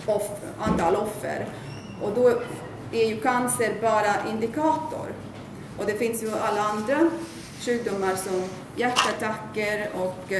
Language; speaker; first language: Swedish; non-native, fluent; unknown